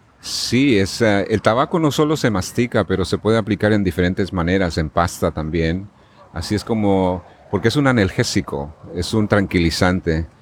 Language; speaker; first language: Spanish; native; Spanish